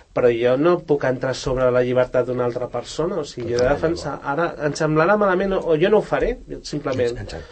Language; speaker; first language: Catalan; native; Catalan